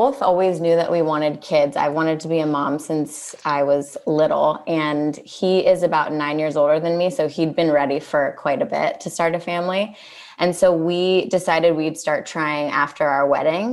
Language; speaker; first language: English; native; English